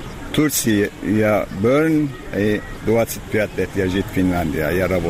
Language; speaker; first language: Russian; non-native, learner; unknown